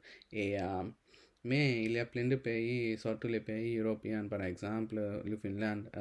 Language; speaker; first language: French; non-native, learner; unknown